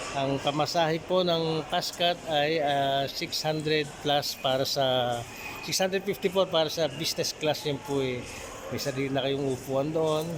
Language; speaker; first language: Filipino; native; Filipino